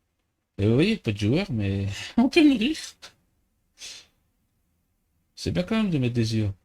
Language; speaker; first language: French; native; French